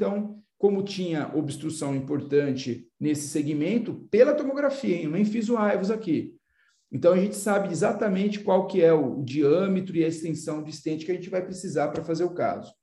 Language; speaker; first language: Portuguese; native; Portuguese